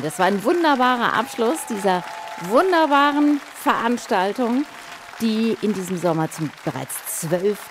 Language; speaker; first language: German; native; German